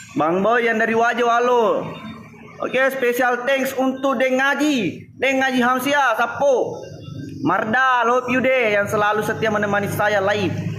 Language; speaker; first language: Indonesian; non-native, local second language; Buginese